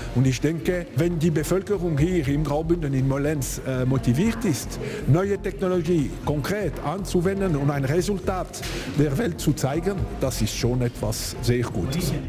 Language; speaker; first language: German; non-native, local second language; French